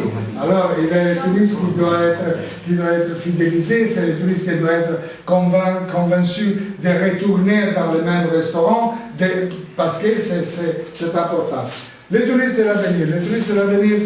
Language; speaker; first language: French; non-native, learner; Italian